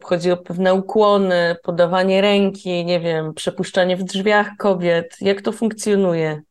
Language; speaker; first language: Polish; early bilingual, heritage; Polish